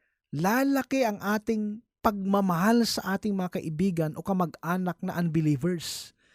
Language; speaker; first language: Filipino; native; Filipino